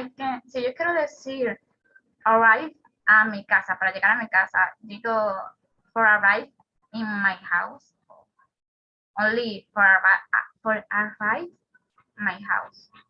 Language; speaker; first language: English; non-native, learner; Spanish